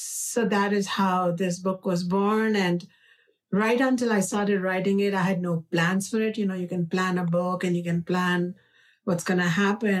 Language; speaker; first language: English; non-native, local second language; Hindi